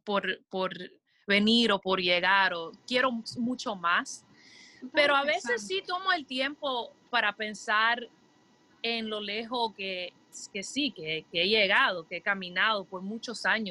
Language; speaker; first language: Spanish; early bilingual, heritage; Spanish